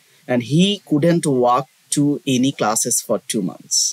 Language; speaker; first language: English; non-native, local second language; Bangla